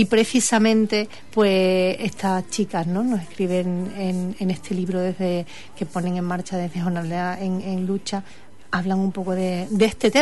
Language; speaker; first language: Spanish; native; Spanish